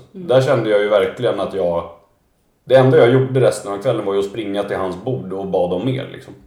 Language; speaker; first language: Swedish; native; Swedish